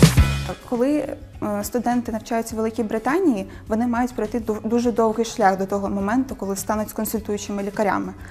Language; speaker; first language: Ukrainian; native; Ukrainian